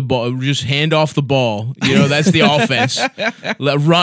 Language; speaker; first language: English; native; English